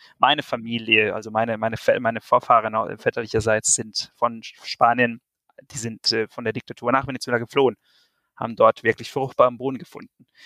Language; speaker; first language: German; non-native, fluent; Spanish